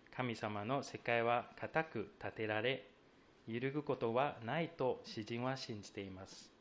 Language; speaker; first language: Japanese; non-native, fluent; Chinese